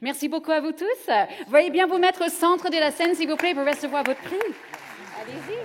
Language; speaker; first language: French; native; French